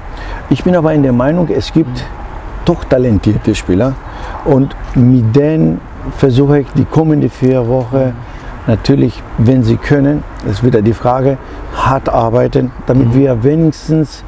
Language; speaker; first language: German; non-native, fluent; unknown